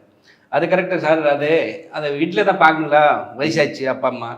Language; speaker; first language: Tamil; non-native, learner; Hindi